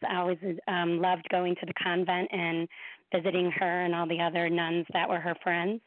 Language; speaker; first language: English; native; English